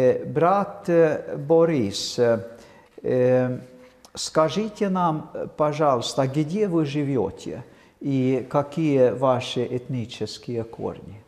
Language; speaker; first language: Russian; non-native, fluent; Swedish